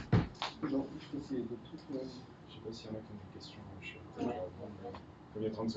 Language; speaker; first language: French; native; French